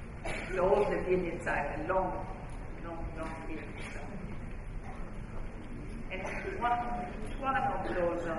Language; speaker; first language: English; non-native, fluent; Italian